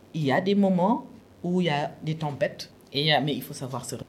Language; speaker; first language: French; non-native, local second language; Wolof